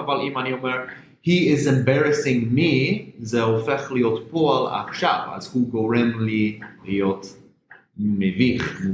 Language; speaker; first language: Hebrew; non-native, fluent; English